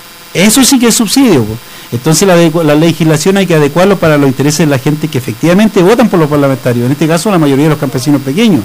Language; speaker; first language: Spanish; native; Spanish